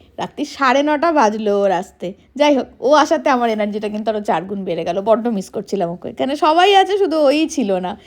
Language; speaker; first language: Bangla; non-native, local second language; Hindi